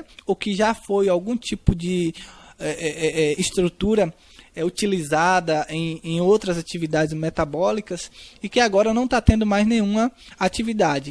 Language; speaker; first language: Portuguese; native; Portuguese